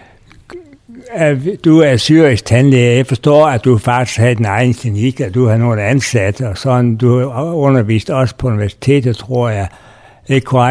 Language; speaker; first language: Danish; native; Danish